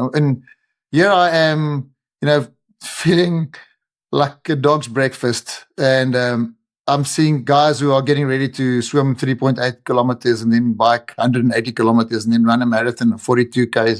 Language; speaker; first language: English; non-native, local second language; Afrikaans